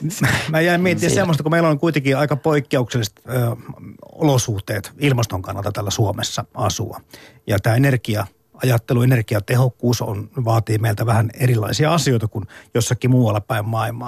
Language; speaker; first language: Finnish; native; Finnish